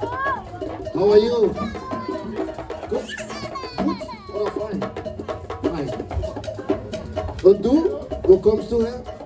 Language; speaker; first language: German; non-native, learner; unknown